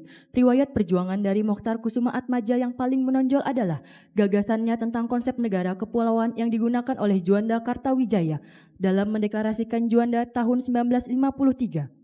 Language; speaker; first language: Indonesian; native; Indonesian